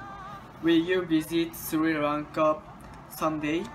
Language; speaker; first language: English; non-native, learner; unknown